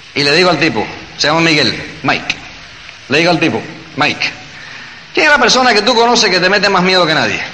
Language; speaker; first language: Spanish; early bilingual, heritage; Spanish